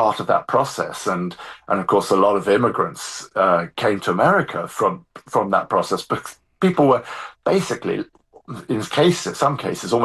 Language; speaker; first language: English; native; English